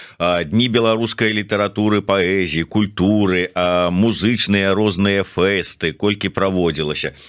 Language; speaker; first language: Belarusian; non-native, local second language; Russian